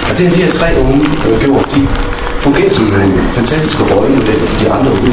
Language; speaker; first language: Danish; native; Danish